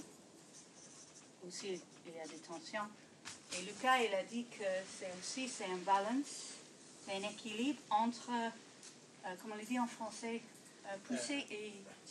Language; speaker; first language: French; non-native, fluent; English